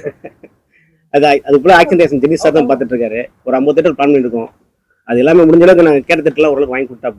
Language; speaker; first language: Tamil; native; Tamil